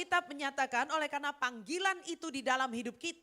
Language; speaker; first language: Indonesian; native; Indonesian